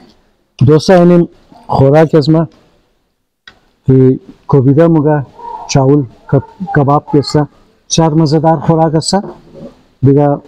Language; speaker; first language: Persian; early bilingual, heritage; Persian